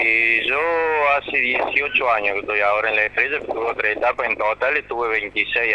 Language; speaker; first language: Spanish; native; Spanish